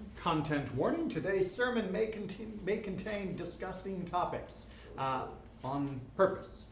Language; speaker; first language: English; native; English